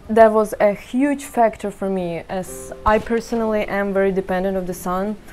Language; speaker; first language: English; non-native, fluent; Ukrainian